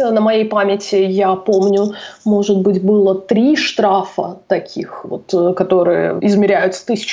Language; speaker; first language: Russian; native; Russian